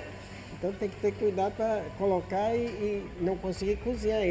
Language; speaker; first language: Portuguese; non-native, fluent; Japanese